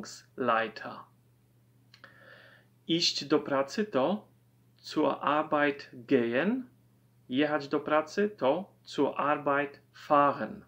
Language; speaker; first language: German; non-native, fluent; Polish